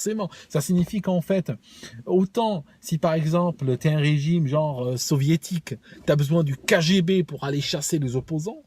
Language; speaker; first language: French; native; French